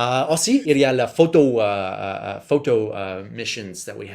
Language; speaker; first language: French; non-native, learner; English